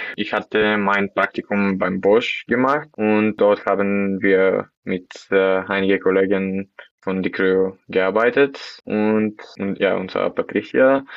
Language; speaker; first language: German; non-native, learner; Bulgarian